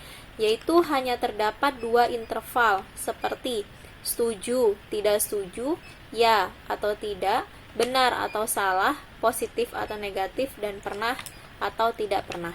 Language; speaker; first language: Indonesian; native; Indonesian